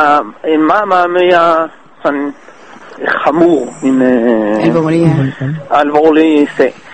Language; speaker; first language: Danish; non-native, fluent; Hebrew